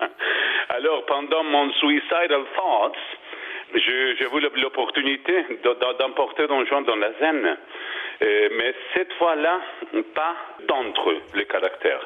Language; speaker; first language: French; non-native, learner; Spanish